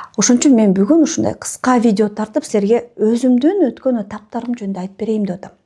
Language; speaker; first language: Kyrgyz; non-native, local second language; Russian